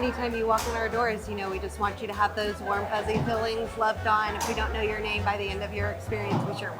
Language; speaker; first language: English; native; English